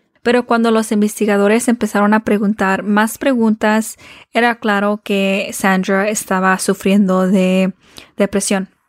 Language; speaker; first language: Spanish; early bilingual, heritage; Spanish